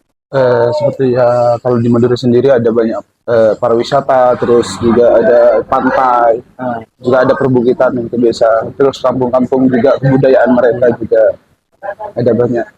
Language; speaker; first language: Indonesian; non-native, local second language; Madurese